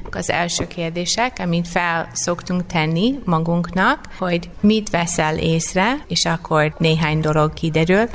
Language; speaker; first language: Hungarian; non-native, fluent; English